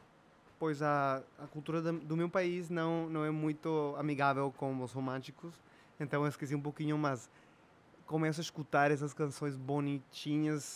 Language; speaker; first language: Portuguese; non-native, fluent; Spanish